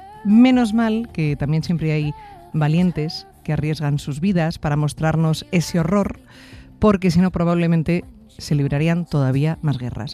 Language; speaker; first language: Spanish; native; Spanish